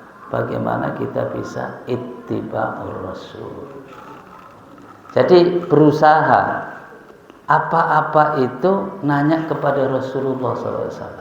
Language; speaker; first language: Indonesian; native; Indonesian